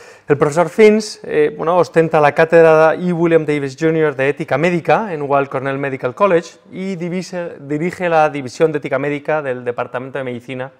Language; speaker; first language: Spanish; native; Spanish